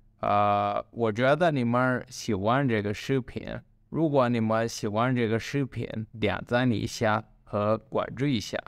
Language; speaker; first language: Chinese; non-native, learner; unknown